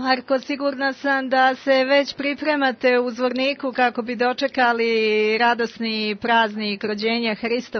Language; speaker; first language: Serbian; native; Serbian